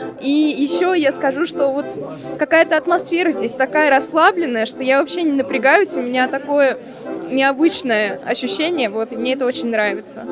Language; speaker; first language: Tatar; non-native, local second language; Russian